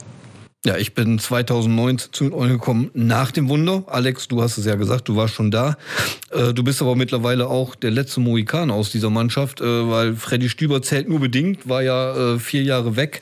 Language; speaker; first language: German; native; German